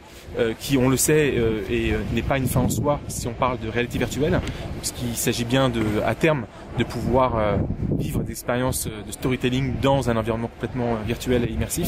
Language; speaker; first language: French; native; French